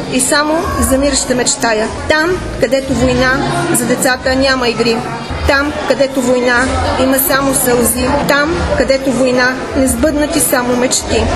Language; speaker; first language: Bulgarian; native; Bulgarian